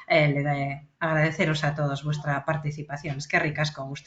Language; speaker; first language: Spanish; native; Spanish